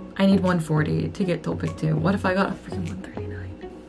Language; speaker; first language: English; native; English